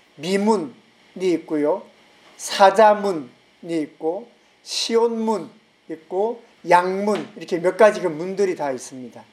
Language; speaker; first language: Korean; native; Korean